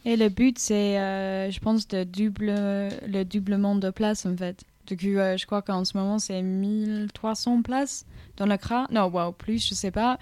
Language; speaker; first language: French; non-native, learner; English